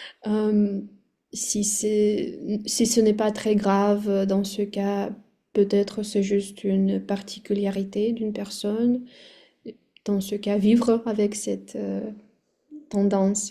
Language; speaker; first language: French; non-native, fluent; Russian